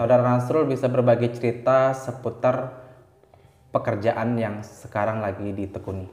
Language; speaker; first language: Indonesian; native; Indonesian